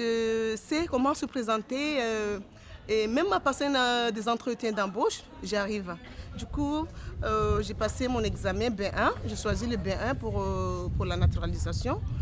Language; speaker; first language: French; non-native, fluent; Comorian